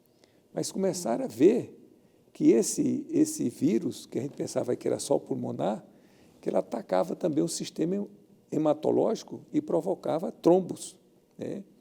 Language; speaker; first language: Portuguese; native; Portuguese